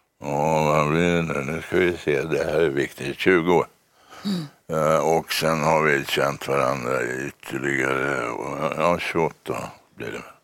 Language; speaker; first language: Swedish; native; Swedish